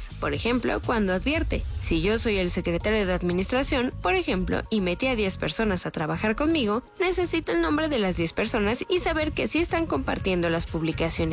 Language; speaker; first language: Spanish; native; Spanish